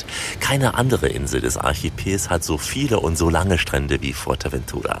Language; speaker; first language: German; native; German